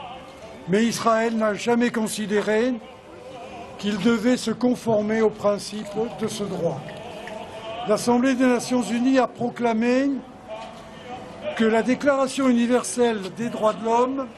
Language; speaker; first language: French; native; French